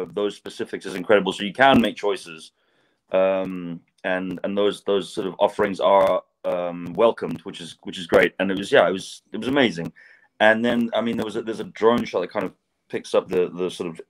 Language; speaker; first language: English; native; English